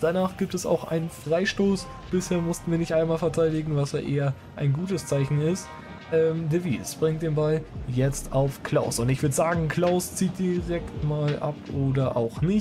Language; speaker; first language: German; native; German